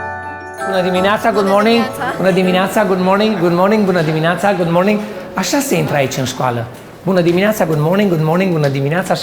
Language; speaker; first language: Romanian; native; Romanian